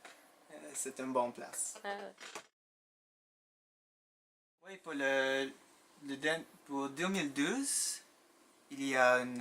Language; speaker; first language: French; non-native, local second language; English